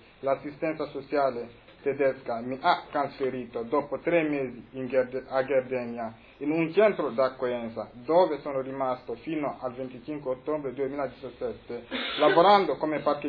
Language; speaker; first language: Italian; non-native, fluent; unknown